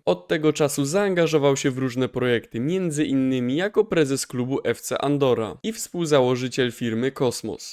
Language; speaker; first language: Polish; native; Polish